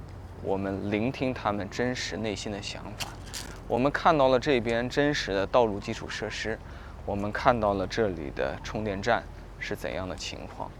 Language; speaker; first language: Chinese; native; Chinese